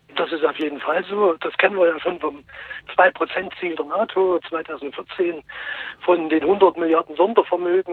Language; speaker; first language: German; native; German